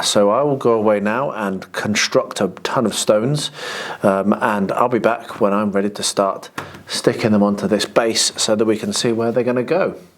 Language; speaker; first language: English; native; English